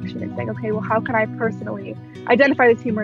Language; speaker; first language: English; native; English